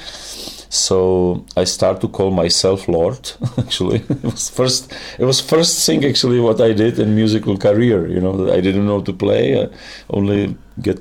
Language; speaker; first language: English; non-native, fluent; Czech